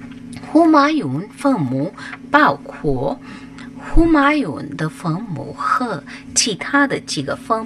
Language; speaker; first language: Chinese; non-native, fluent; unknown